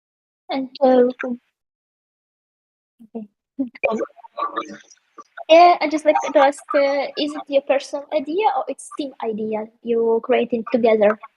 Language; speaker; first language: English; non-native, learner; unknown